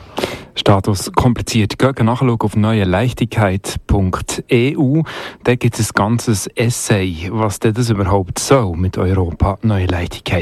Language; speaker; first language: German; native; German